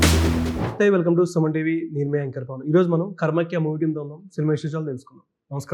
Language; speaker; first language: Telugu; native; Telugu